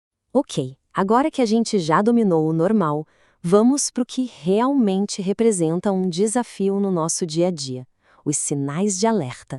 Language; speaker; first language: Portuguese; native; Portuguese